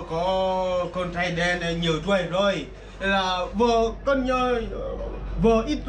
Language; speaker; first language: Vietnamese; non-native, learner; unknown